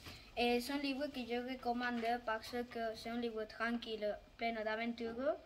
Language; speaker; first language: French; non-native, learner; Catalan